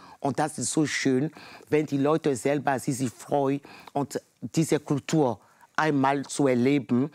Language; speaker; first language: German; non-native, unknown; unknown